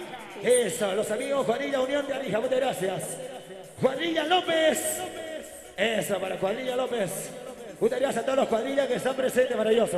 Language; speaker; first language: Spanish; native; Spanish